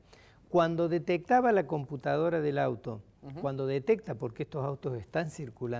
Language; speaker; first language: Spanish; native; Spanish